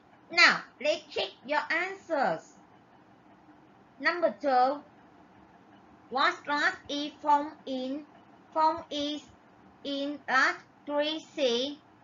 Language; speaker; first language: English; non-native, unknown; Vietnamese